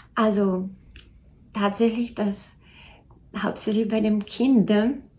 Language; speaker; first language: German; non-native, learner; Czech